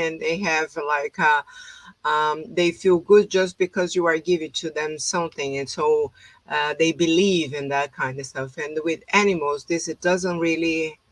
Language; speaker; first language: English; non-native, fluent; Portuguese